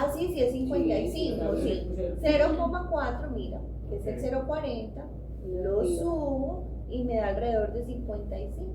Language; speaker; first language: Spanish; native; Spanish